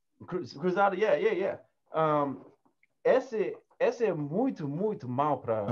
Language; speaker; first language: Portuguese; non-native, learner; English